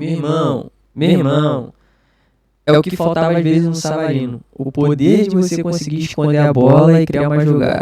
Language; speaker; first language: Portuguese; native; Portuguese